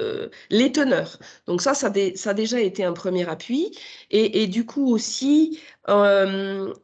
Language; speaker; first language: French; native; French